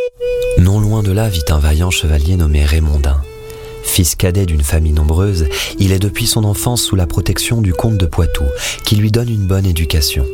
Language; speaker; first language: French; native; French